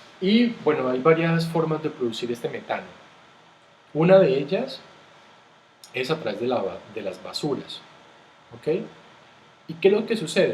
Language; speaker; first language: Spanish; native; Spanish